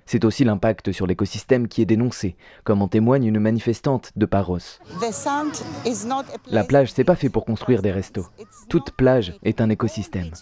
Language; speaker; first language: French; native; French